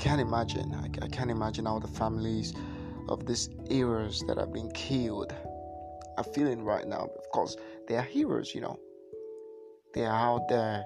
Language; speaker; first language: English; non-native, local second language; Yoruba